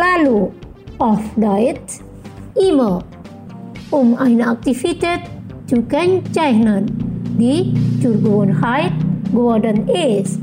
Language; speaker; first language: German; non-native, fluent; Indonesian